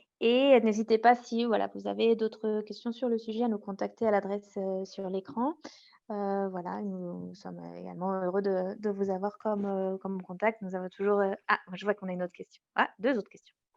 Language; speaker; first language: French; native; French